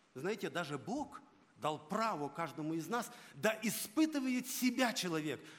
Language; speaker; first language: Russian; non-native, local second language; Ukrainian